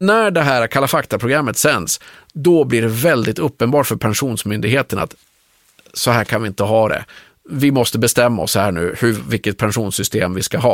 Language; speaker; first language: Swedish; native; Swedish